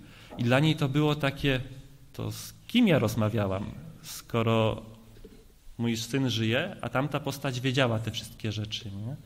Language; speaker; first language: Polish; native; Polish